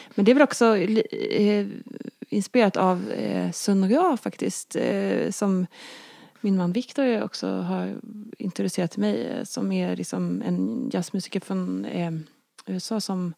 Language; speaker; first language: Swedish; native; Swedish